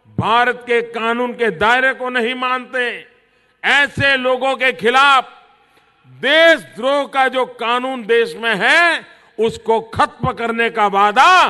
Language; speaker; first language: Hindi; native; Hindi